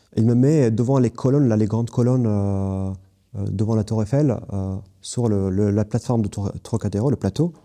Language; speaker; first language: French; non-native, fluent; Kurdish